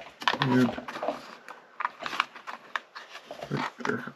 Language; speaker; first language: English; native; English